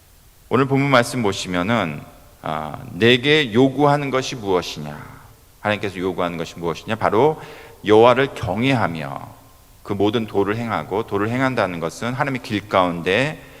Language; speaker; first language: Korean; native; Korean